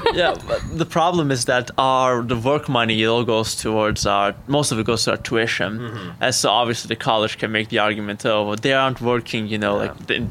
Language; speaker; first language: English; non-native, fluent; Azerbaijani